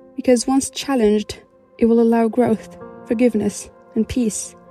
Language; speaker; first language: English; non-native, fluent; Arabic